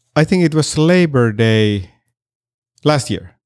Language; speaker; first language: English; non-native, fluent; Finnish